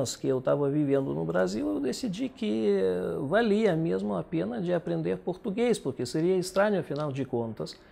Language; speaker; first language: Portuguese; non-native, fluent; Russian